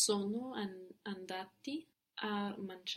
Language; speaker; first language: Italian; non-native, learner; English